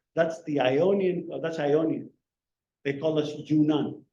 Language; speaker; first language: English; non-native, fluent; Greek